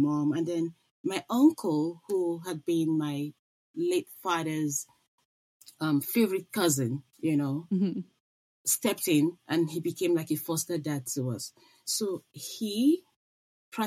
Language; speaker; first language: English; non-native, local second language; Igbo